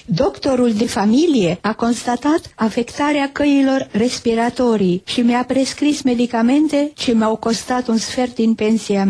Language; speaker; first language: Romanian; native; Romanian